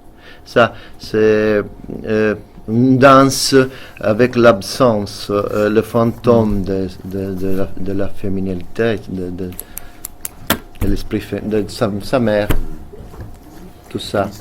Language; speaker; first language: French; non-native, fluent; Italian